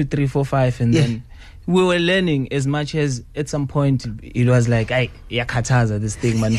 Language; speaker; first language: English; non-native, local second language; Zulu